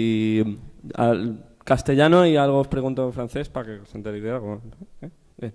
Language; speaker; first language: Spanish; native; Spanish